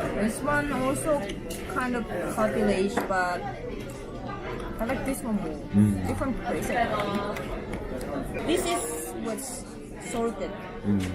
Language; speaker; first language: English; non-native, learner; Japanese